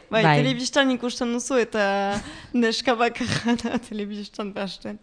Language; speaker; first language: Basque; native; Basque